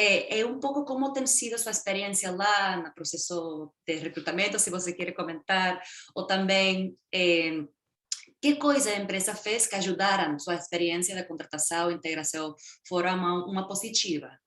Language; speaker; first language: Portuguese; non-native, fluent; Spanish